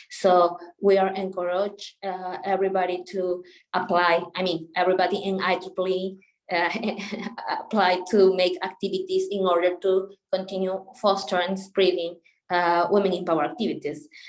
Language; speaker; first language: English; non-native, local second language; Spanish